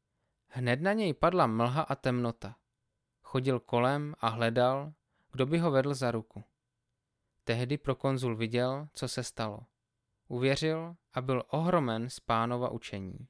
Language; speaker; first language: Czech; native; Czech